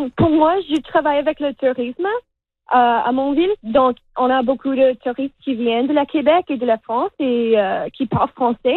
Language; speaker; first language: French; non-native, local second language; English